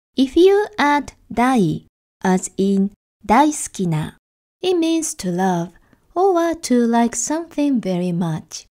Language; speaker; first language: English; non-native, fluent; Japanese